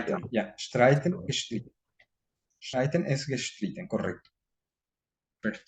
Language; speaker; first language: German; non-native, fluent; Spanish